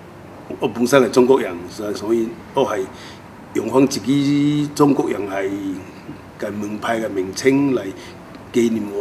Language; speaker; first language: Cantonese; non-native, local second language; Min Nan Chinese